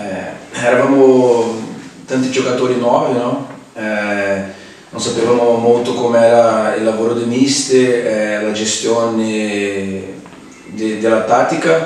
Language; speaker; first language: Italian; non-native, fluent; Portuguese